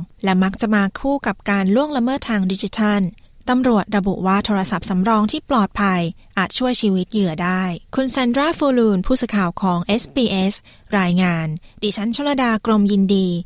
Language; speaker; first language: Thai; native; Thai